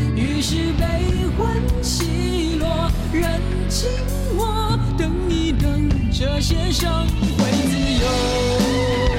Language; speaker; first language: Chinese; non-native, local second language; Min Nan Chinese